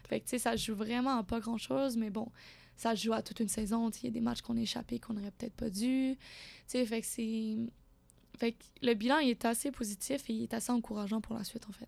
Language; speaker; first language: French; native; French